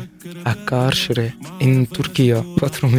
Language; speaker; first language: Italian; non-native, learner; Arabic